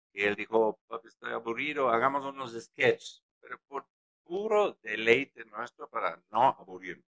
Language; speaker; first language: Spanish; non-native, fluent; German